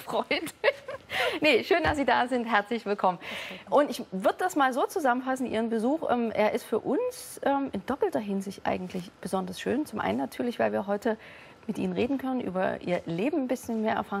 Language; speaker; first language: German; native; German